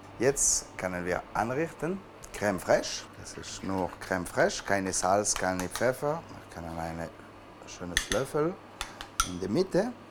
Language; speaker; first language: German; non-native, learner; French